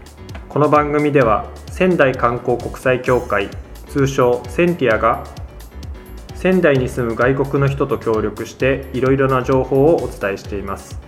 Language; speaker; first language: Japanese; native; Japanese